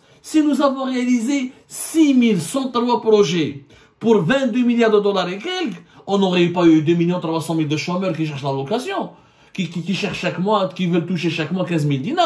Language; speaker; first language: French; non-native, local second language; Arabic